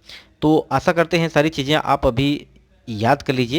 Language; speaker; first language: Hindi; native; Hindi